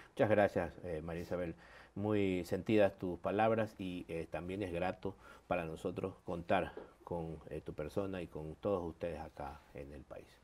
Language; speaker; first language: Spanish; native; Spanish